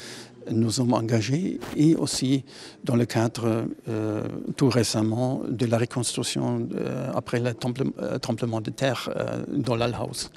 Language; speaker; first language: French; non-native, fluent; German